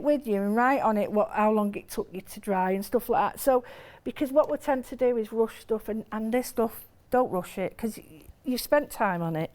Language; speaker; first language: English; native; English